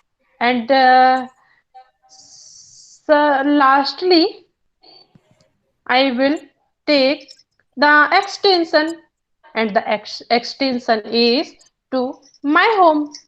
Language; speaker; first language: English; non-native, learner; Hindi